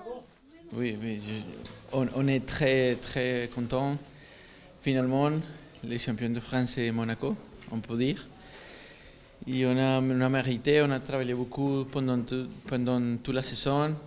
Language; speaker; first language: French; non-native, fluent; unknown